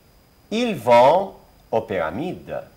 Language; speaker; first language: French; non-native, fluent; Arabic